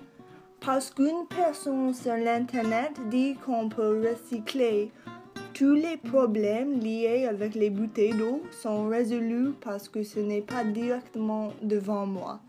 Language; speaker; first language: French; non-native, local second language; English